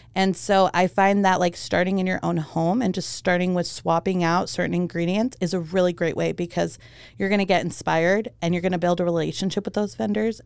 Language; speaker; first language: English; early bilingual, heritage; German